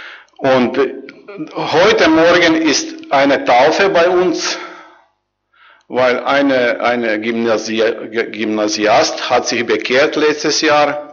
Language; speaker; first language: German; non-native, learner; Croatian